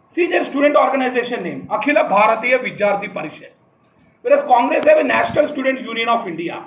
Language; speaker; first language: English; non-native, local second language; Telugu